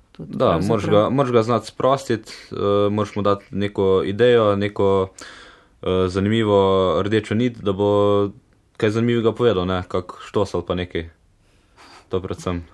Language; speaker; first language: Slovenian; native; Slovenian